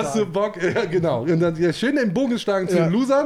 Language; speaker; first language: German; native; German